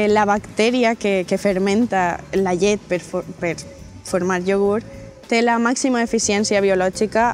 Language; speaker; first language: Catalan; non-native, fluent; Bulgarian